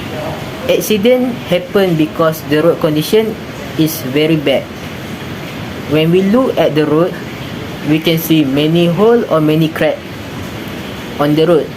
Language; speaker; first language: English; non-native, local second language; Malay